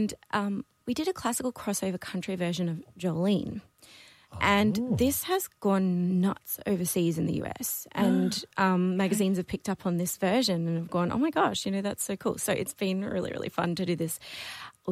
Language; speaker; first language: English; non-native, local second language; Dutch